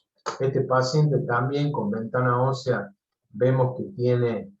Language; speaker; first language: Spanish; native; Spanish